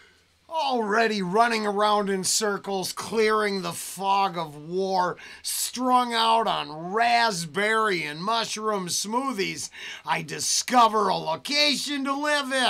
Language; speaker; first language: English; native; English